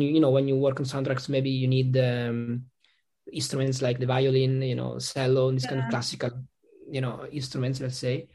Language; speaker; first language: English; non-native, fluent; Italian